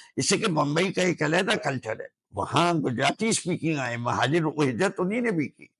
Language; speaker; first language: Urdu; native; Urdu